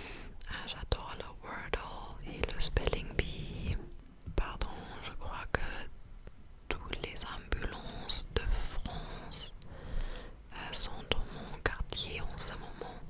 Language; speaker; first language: French; non-native, fluent; English